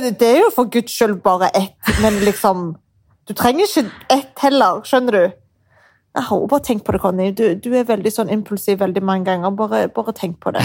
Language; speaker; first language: Norwegian; early bilingual, other home language; Arabic